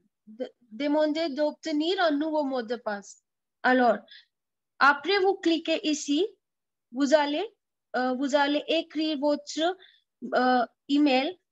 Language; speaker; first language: French; non-native, fluent; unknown